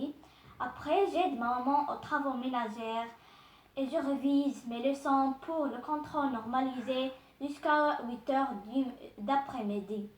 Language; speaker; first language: French; non-native, local second language; Arabic